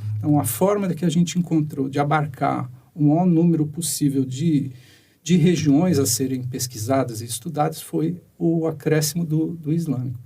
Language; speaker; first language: Portuguese; native; Portuguese